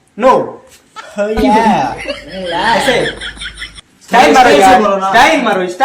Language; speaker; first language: Hindi; non-native, local second language; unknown